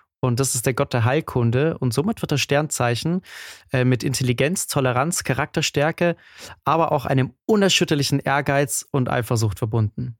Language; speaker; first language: German; native; German